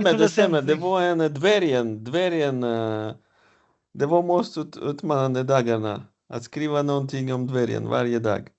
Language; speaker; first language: Swedish; non-native, fluent; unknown